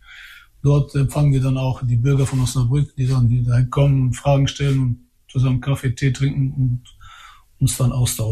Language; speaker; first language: German; early bilingual, other home language; Albanian